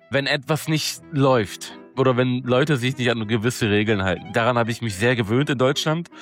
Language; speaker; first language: German; native; German